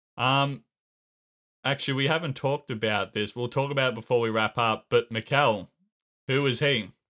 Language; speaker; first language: English; native; English